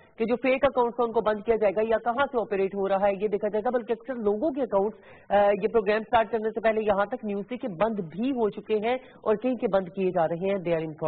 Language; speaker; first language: Urdu; native; Urdu